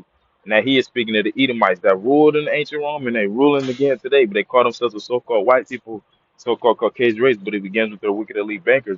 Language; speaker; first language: English; native; English